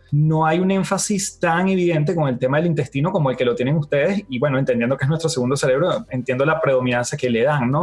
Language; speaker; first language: Spanish; native; Spanish